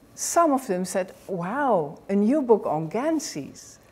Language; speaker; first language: English; non-native, fluent; Dutch